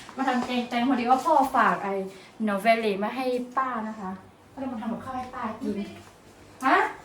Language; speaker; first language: Thai; non-native, local second language; Karen languages